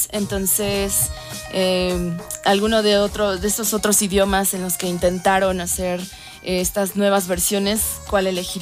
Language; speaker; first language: Spanish; native; Spanish